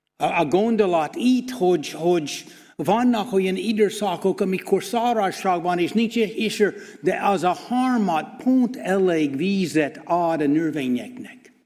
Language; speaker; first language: Hungarian; non-native, fluent; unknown